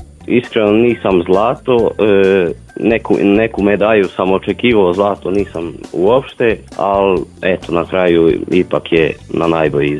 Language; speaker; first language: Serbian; non-native, local second language; Hungarian